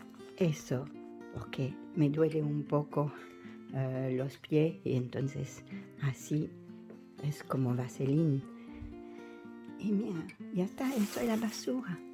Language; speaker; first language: Spanish; non-native, learner; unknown